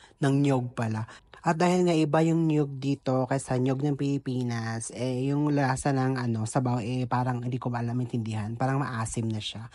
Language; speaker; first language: Filipino; non-native, local second language; Cebuano